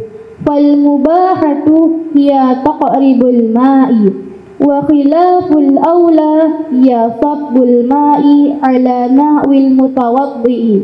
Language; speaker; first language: Arabic; non-native, learner; Indonesian